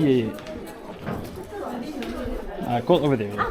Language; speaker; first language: Japanese; non-native, learner; English